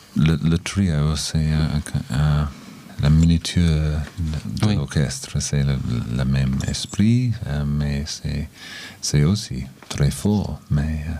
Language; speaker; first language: French; non-native, learner; English